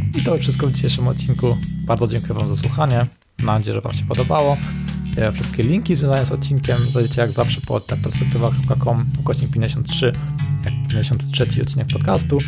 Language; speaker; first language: Polish; native; Polish